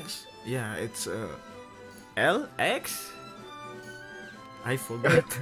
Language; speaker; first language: English; non-native, fluent; Indonesian